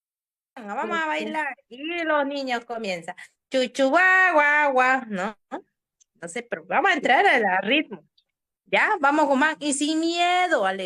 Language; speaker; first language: Spanish; native; Spanish